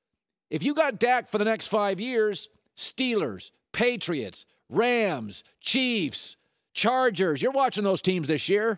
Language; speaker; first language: English; native; English